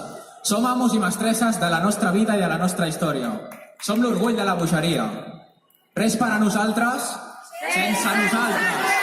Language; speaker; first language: Catalan; native; Catalan